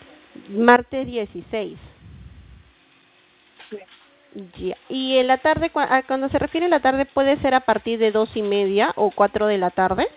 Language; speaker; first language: Spanish; native; Spanish